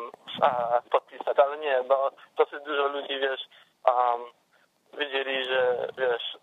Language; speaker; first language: Polish; early bilingual, heritage; English